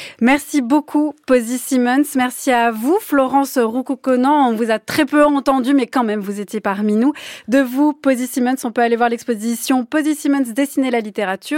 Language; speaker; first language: French; native; French